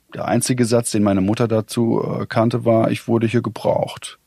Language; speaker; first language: German; native; German